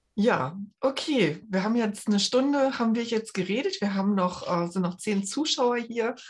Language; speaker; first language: German; native; German